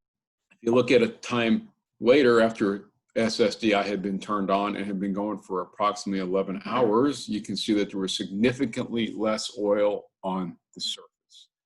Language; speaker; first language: English; native; English